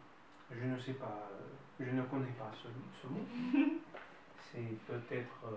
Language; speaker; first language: French; non-native, fluent; Russian